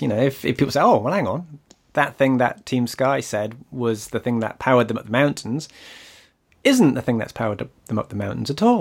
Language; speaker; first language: English; native; English